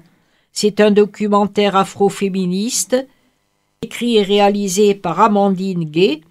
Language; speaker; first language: French; native; French